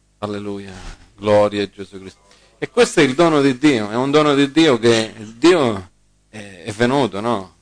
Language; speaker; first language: Italian; early bilingual, heritage; English